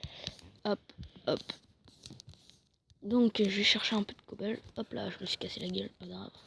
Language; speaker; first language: French; native; French